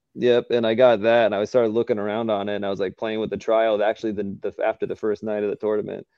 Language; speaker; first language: English; native; English